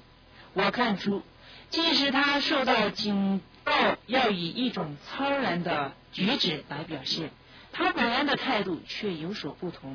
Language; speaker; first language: Chinese; native; Chinese